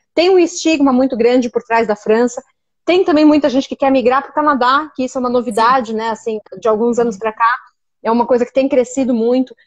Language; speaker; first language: Portuguese; native; Portuguese